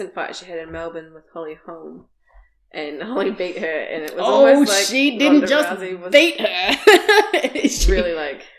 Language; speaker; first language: English; native; English